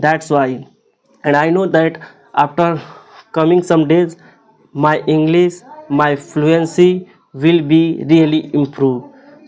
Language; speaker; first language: English; non-native, local second language; Hindi